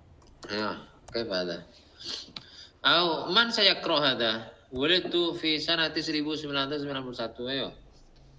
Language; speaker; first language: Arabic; non-native, fluent; Indonesian